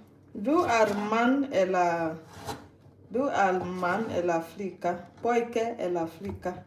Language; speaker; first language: Swedish; non-native, learner; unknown